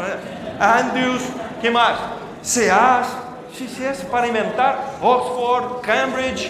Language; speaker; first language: Spanish; non-native, fluent; Portuguese